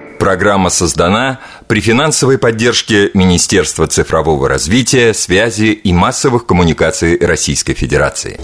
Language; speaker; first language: Russian; native; Russian